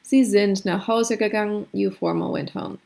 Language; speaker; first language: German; non-native, fluent; English